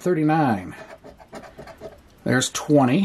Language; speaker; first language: English; native; English